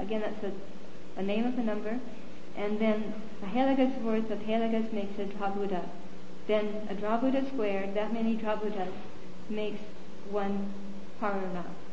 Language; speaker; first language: English; native; English